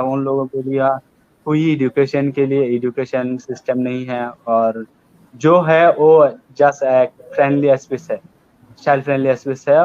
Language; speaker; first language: Hindi; non-native, learner; Rohingya